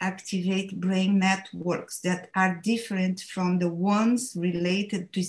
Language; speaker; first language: English; non-native, fluent; Portuguese